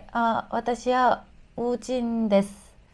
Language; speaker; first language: Japanese; non-native, learner; Korean